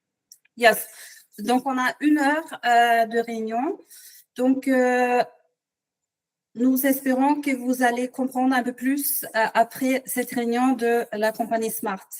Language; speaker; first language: French; non-native, fluent; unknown